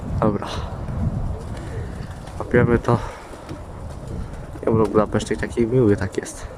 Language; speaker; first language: Polish; native; Polish